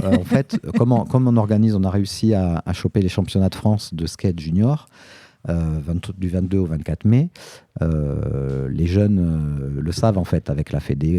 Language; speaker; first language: French; native; French